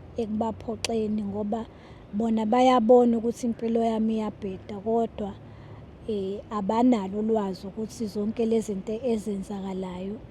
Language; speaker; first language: Zulu; native; Zulu